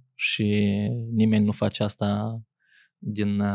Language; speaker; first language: Romanian; native; Romanian